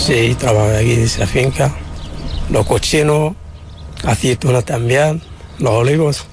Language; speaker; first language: Spanish; non-native, learner; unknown